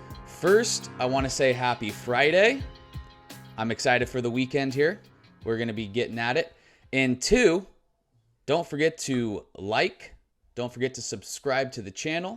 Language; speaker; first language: English; native; English